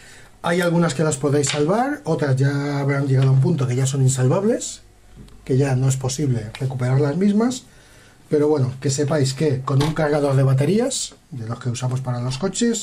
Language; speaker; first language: Spanish; native; Spanish